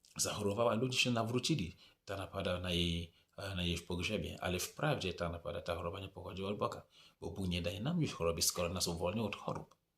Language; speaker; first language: Polish; non-native, fluent; French